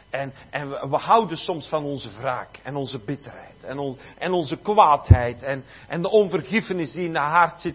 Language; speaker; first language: Dutch; native; Dutch